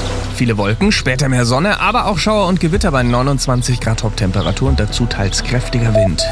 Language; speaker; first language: German; native; German